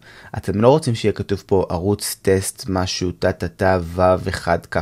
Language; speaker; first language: Hebrew; native; Hebrew